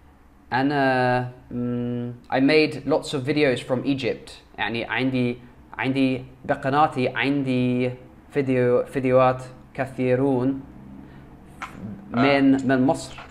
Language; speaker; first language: Arabic; non-native, learner; English